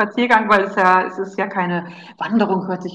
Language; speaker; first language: German; native; German